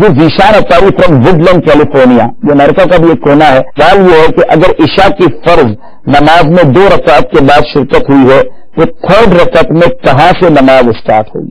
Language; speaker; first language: Urdu; native; Urdu